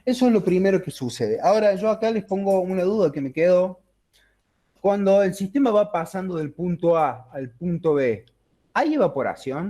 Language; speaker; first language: Spanish; native; Spanish